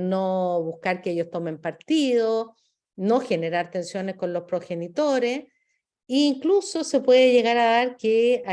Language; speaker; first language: Spanish; native; Spanish